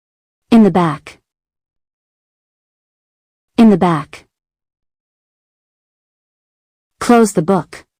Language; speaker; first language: English; non-native, fluent; Arabic